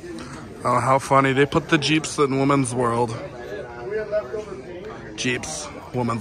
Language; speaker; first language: English; native; English